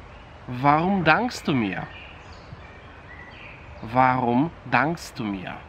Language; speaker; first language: German; non-native, fluent; Polish